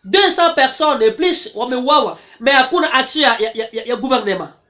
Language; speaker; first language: French; non-native, local second language; Swahili